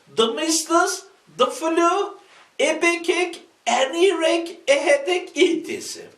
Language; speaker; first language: English; non-native, fluent; Turkish